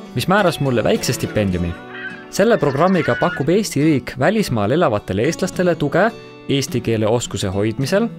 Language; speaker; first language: Estonian; early bilingual, heritage; German